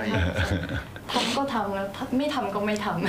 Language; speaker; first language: Thai; early bilingual, heritage; Japanese